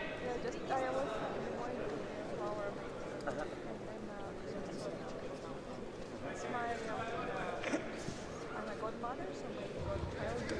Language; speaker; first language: English; non-native, learner; Russian